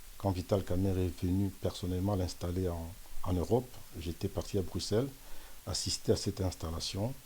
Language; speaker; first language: French; non-native, local second language; Lingala